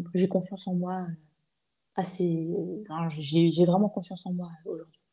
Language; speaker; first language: French; native; French